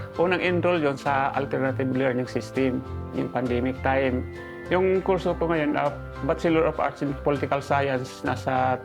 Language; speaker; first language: Filipino; native; Filipino